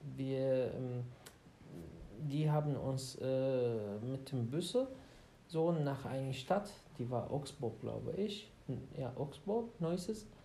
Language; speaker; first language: German; non-native, fluent; Arabic